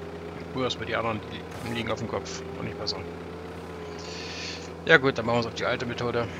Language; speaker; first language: German; native; German